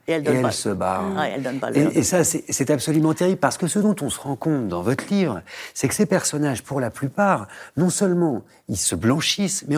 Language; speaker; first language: French; native; French